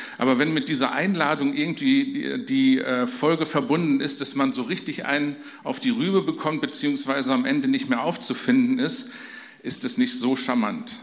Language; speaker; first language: German; native; German